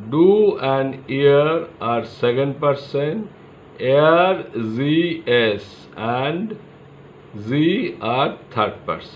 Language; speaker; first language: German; non-native, learner; Bangla